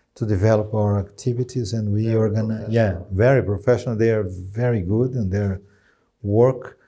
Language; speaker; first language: English; non-native, fluent; Portuguese